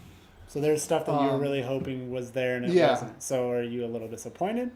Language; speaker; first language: English; native; English